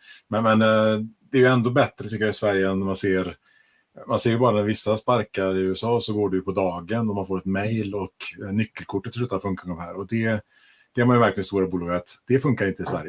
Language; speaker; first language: Swedish; native; Swedish